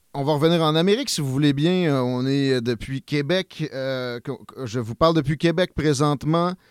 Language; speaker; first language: French; native; French